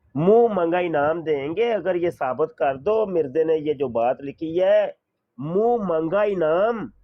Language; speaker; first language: Urdu; non-native, local second language; Punjabi